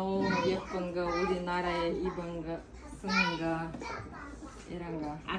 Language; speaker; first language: Korean; non-native, learner; Kazakh